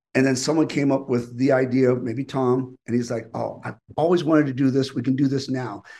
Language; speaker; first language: English; native; English